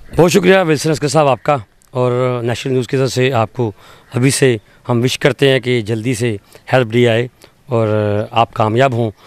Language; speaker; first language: Urdu; non-native, local second language; Punjabi